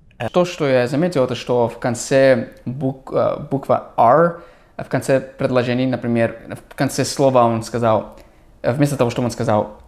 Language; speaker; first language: Russian; non-native, fluent; English